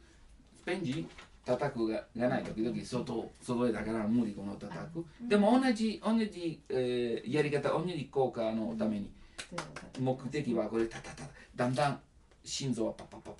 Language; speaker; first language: Japanese; non-native, learner; Italian